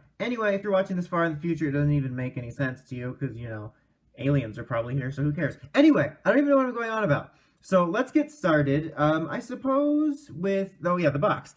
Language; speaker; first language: English; native; English